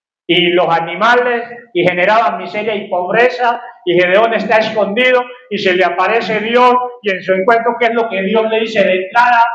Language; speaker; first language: Spanish; native; Spanish